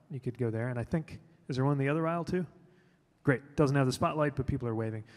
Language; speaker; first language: English; native; English